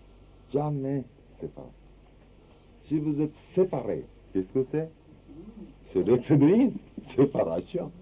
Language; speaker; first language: French; non-native, fluent; Japanese